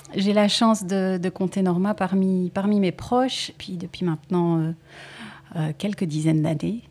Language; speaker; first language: French; native; French